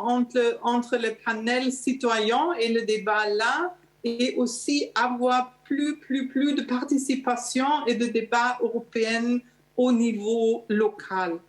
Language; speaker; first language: French; non-native, learner; German